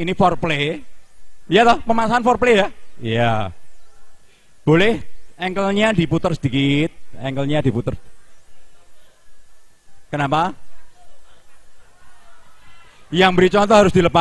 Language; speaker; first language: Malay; non-native, local second language; Javanese